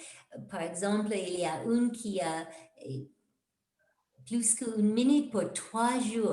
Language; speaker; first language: French; non-native, fluent; English